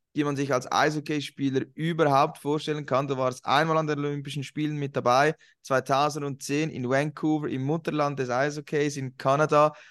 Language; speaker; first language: German; native; German